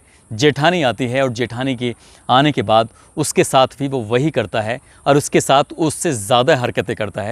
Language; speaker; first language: Hindi; native; Hindi